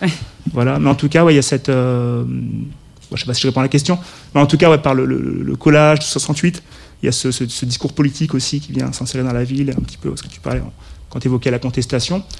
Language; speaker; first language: French; native; French